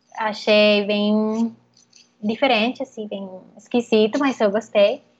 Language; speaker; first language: Portuguese; non-native, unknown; Spanish